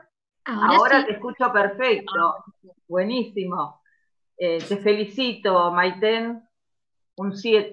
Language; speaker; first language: Spanish; native; Spanish